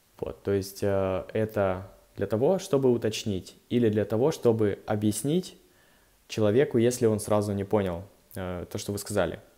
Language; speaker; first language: Russian; native; Russian